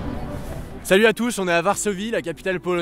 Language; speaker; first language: French; native; French